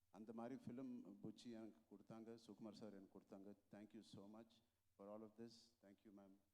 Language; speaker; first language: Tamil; non-native, local second language; Telugu